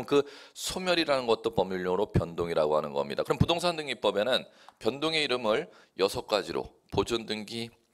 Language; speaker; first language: Korean; native; Korean